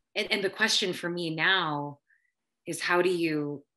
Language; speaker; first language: English; early bilingual, other home language; Filipino